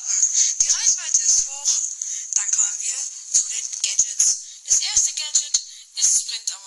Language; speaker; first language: German; native; German